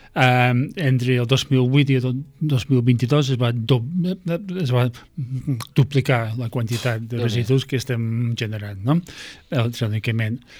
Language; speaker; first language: Catalan; non-native, fluent; English